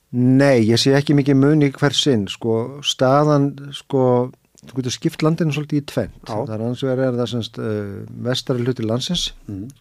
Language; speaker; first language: Icelandic; native; Icelandic